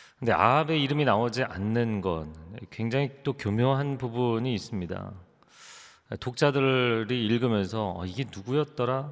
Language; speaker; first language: Korean; native; Korean